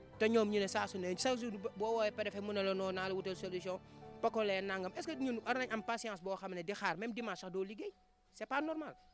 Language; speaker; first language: Wolof; native; Wolof